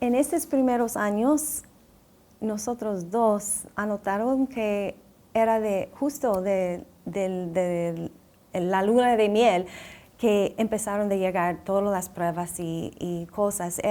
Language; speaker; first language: Spanish; non-native, fluent; English